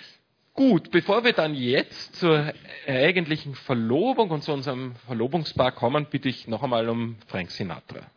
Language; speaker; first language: German; native; German